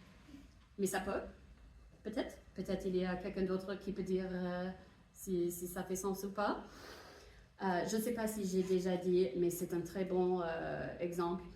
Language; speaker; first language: French; non-native, fluent; English